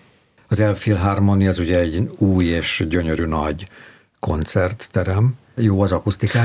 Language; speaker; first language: Hungarian; native; Hungarian